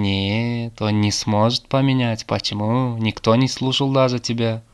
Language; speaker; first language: Russian; non-native, learner; Turkmen